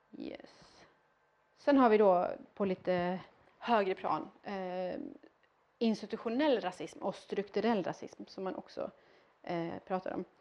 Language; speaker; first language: Swedish; early bilingual, other home language; Arabic